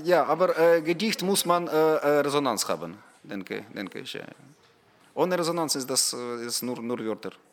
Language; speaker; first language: German; non-native, fluent; Ukrainian